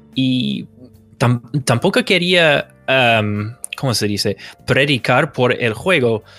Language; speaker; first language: Spanish; non-native, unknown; English